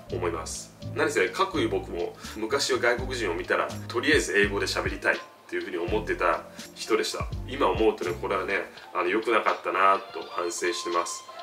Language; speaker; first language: Japanese; native; Japanese